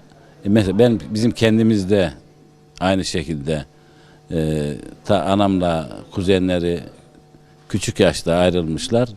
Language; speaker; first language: Turkish; native; Turkish